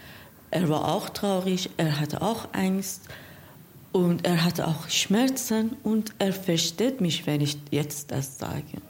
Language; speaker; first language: German; non-native, learner; Persian